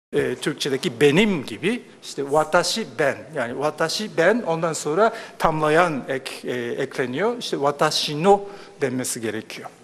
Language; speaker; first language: Turkish; non-native, fluent; Japanese